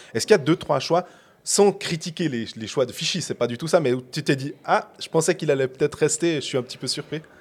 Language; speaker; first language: French; native; French